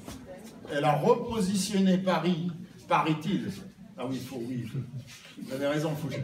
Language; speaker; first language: French; native; French